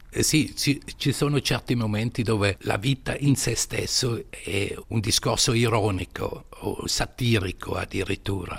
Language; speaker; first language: Italian; non-native, local second language; German